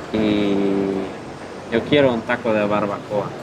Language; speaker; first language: Spanish; non-native, fluent; German